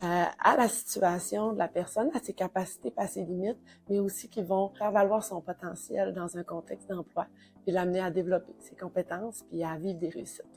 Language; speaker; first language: French; native; French